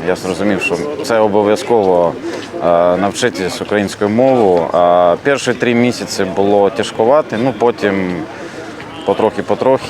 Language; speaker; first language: Ukrainian; non-native, learner; Lithuanian